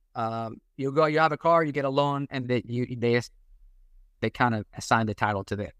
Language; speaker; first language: English; non-native, fluent; Arabic